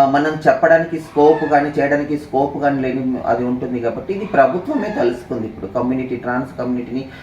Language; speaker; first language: Telugu; native; Telugu